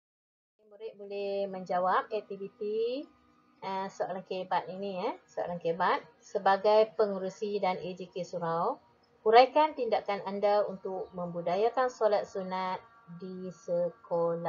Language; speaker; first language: Malay; native; Malay